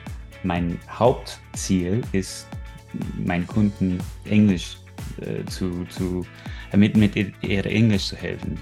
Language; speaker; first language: German; non-native, fluent; English